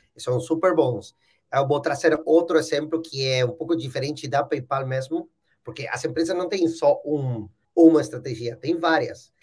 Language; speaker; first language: Portuguese; non-native, fluent; Spanish